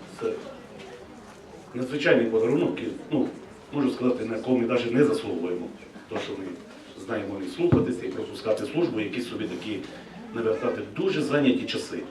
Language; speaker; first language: Ukrainian; native; Ukrainian